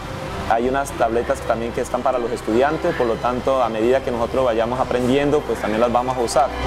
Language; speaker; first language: Spanish; native; Spanish